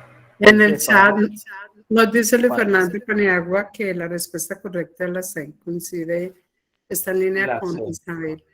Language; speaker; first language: Spanish; native; Spanish